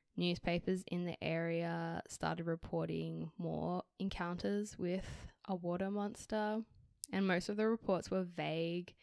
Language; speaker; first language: English; native; English